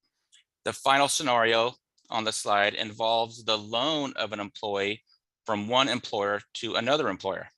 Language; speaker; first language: English; native; English